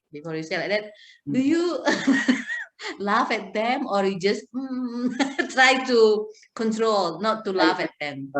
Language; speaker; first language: English; non-native, fluent; Indonesian